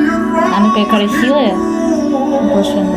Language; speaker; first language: Russian; non-native, learner; Japanese